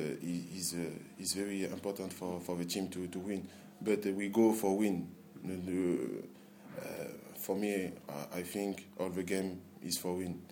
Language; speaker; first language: English; non-native, learner; French